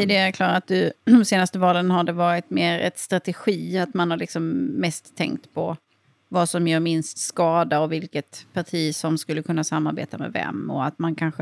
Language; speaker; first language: Swedish; native; Swedish